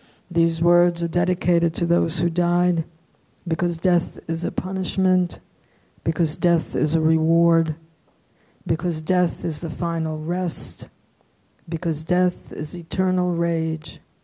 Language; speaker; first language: English; early bilingual, other home language; Polish